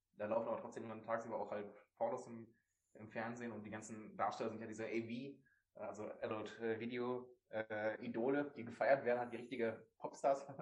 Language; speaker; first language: German; native; German